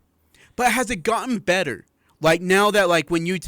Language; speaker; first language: English; native; English